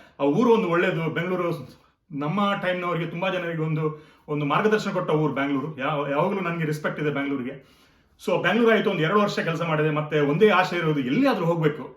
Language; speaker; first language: Kannada; non-native, local second language; Konkani